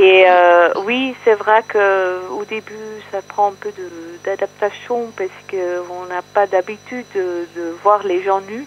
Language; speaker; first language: French; non-native, fluent; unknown